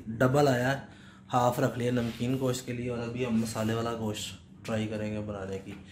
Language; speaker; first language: Urdu; non-native, local second language; Punjabi